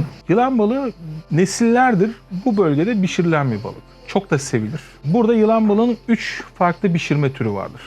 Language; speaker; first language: Turkish; native; Turkish